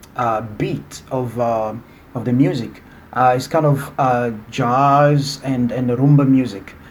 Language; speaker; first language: English; non-native, fluent; Lingala